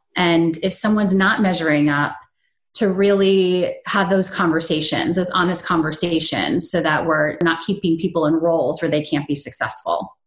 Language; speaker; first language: English; native; English